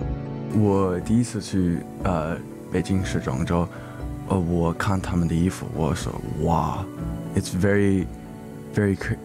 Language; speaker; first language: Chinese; early bilingual, heritage; English